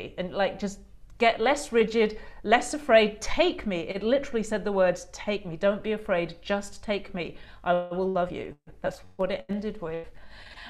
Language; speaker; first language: English; native; English